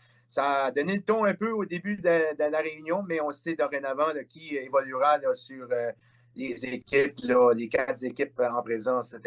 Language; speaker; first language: French; native; French